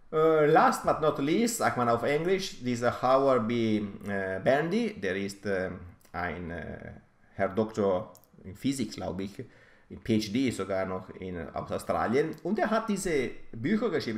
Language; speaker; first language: German; non-native, fluent; Italian